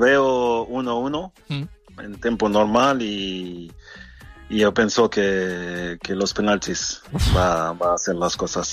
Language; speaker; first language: Spanish; non-native, fluent; French